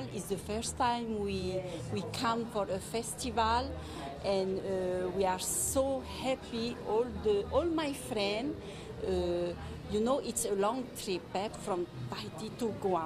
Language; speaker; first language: English; non-native, learner; French